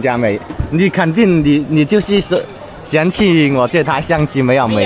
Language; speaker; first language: Chinese; non-native, fluent; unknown